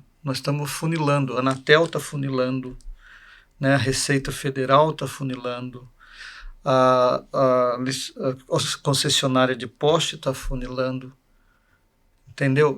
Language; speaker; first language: Portuguese; native; Portuguese